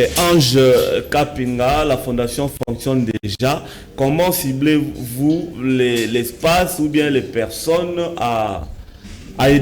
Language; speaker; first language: French; non-native, local second language; Lingala